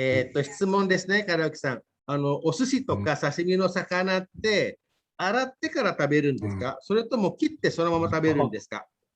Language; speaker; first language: Japanese; non-native, fluent; Indonesian